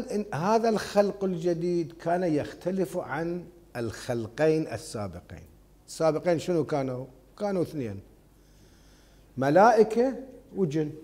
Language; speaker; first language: Arabic; native; Arabic